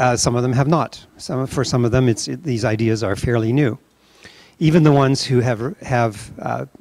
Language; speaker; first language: English; native; English